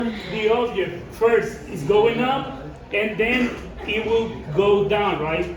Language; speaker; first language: English; non-native, fluent; Spanish